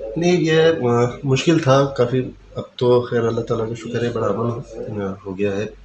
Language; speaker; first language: Urdu; non-native, local second language; Pashto